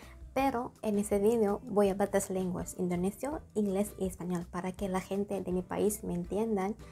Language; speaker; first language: Spanish; non-native, learner; Indonesian